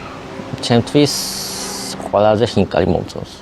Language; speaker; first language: Georgian; non-native, fluent; Japanese